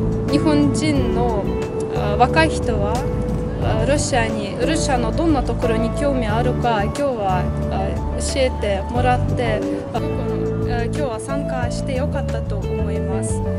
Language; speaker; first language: Japanese; non-native, fluent; Russian